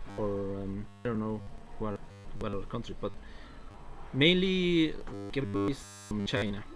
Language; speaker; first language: English; non-native, learner; Spanish